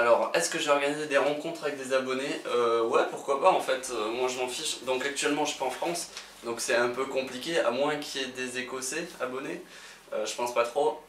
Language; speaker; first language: French; native; French